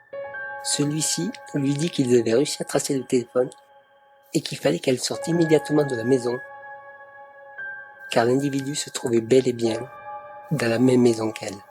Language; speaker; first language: French; native; French